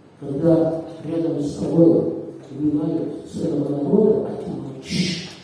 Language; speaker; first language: Russian; non-native, fluent; Arabic